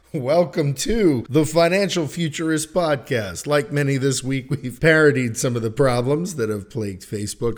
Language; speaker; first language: English; native; English